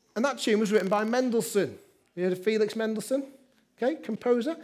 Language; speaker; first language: English; native; English